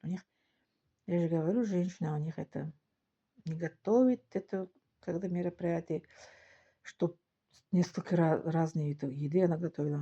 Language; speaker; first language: Russian; non-native, local second language; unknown